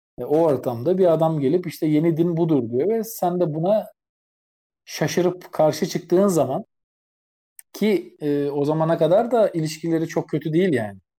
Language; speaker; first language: Turkish; native; Turkish